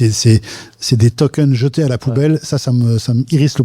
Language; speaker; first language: French; native; French